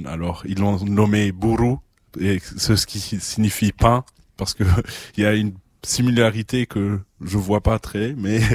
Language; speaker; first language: French; non-native, fluent; German